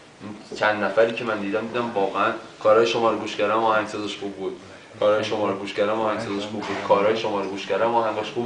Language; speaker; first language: Persian; native; Persian